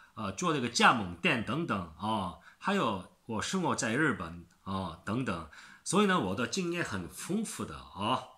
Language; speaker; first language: Chinese; non-native, learner; Korean